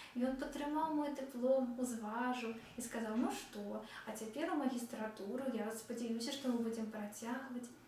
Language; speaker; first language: Belarusian; non-native, local second language; Russian